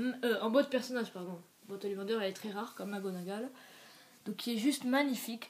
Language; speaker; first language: French; native; French